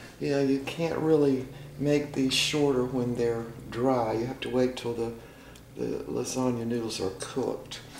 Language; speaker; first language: English; native; English